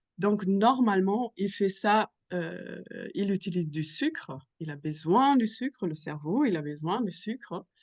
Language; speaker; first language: French; non-native, fluent; German